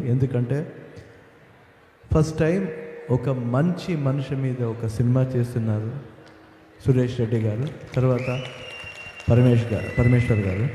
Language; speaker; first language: Telugu; non-native, learner; Kannada